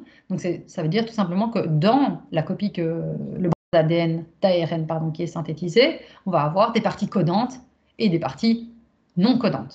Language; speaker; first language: French; native; French